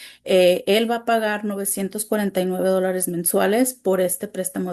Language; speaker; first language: Spanish; native; Spanish